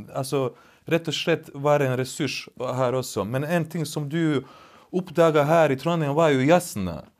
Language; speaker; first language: Norwegian; native; Norwegian